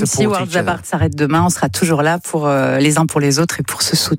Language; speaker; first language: French; native; French